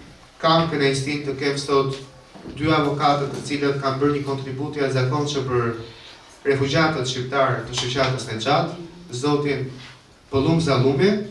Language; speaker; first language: Albanian; native; Albanian